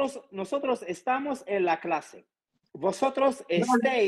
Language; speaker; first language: Spanish; non-native, learner; Arabic